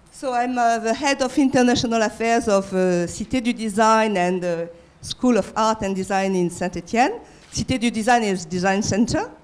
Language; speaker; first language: English; non-native, fluent; French